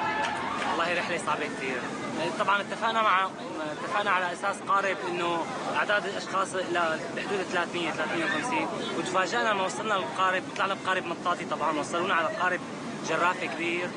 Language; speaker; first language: Arabic; native; Arabic